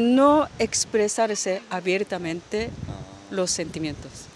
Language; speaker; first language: Spanish; non-native, fluent; Japanese